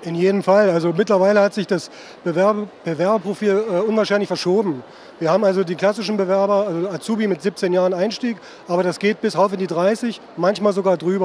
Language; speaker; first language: German; native; German